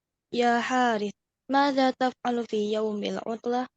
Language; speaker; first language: Arabic; non-native, learner; Indonesian